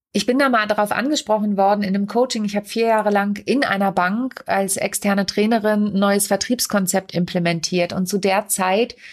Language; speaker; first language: German; native; German